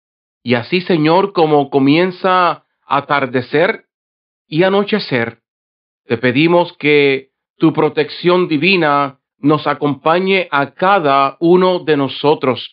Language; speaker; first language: Spanish; native; Spanish